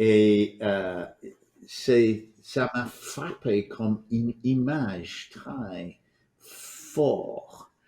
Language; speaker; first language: French; non-native, fluent; English